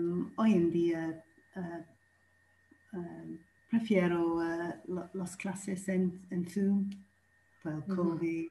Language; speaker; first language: Spanish; non-native, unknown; English